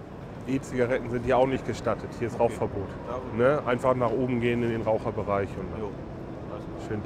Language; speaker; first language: German; native; German